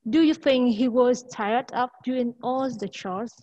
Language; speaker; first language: English; non-native, fluent; Vietnamese